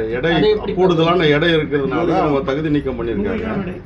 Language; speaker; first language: Tamil; native; Tamil